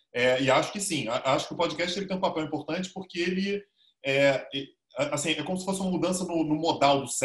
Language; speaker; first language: Portuguese; native; Portuguese